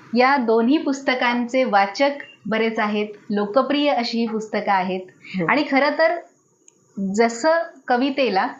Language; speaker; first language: Marathi; native; Marathi